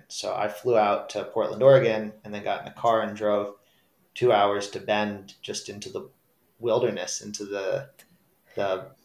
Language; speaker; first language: English; native; English